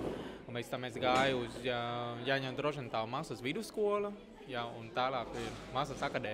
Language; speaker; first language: Latvian; early bilingual, other home language; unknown